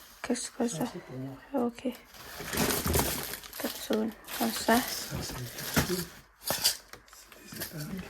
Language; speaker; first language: French; non-native, learner; Thai